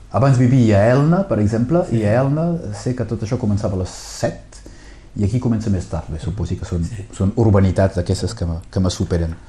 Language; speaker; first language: Catalan; non-native, local second language; French